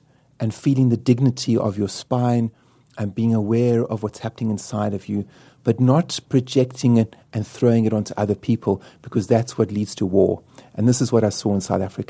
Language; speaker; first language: English; native; English